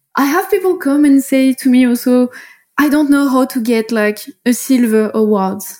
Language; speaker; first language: English; non-native, fluent; French